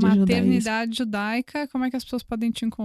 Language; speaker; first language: Portuguese; native; Portuguese